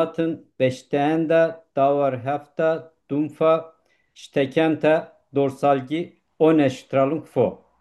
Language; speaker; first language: German; non-native, learner; Turkish